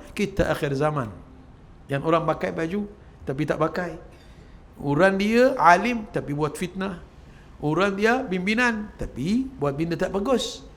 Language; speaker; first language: Malay; non-native, fluent; Arabic